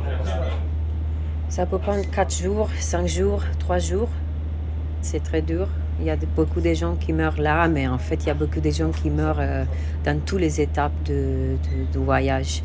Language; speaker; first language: French; non-native, fluent; Italian